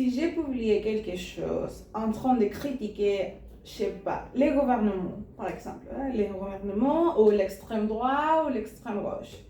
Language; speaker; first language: French; non-native, learner; Spanish